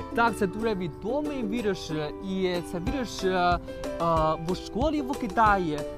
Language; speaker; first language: Ukrainian; non-native, learner; Chinese